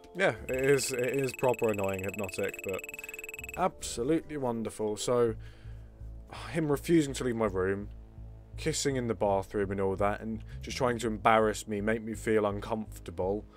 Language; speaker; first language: English; native; English